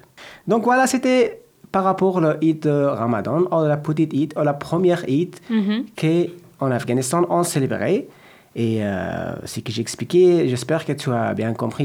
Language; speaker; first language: French; non-native, learner; Persian